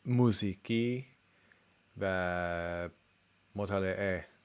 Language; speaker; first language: Persian; non-native, learner; English